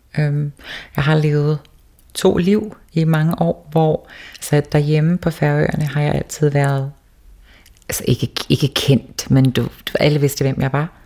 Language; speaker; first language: Danish; early bilingual, other home language; Faroese